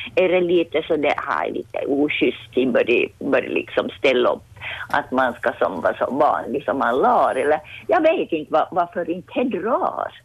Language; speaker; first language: Swedish; native; Swedish